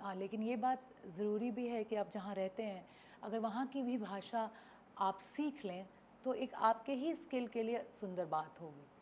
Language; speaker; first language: Hindi; non-native, local second language; Bhojpuri